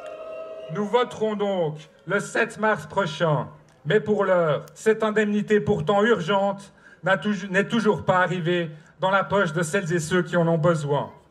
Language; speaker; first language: French; native; French